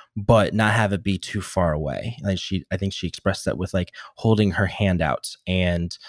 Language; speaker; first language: English; native; English